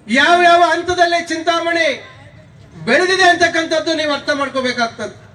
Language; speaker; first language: Kannada; native; Kannada